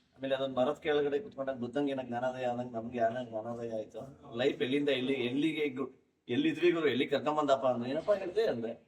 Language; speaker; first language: Kannada; native; Kannada